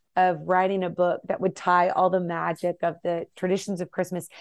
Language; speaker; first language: English; native; English